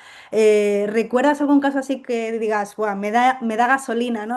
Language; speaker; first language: Spanish; native; Spanish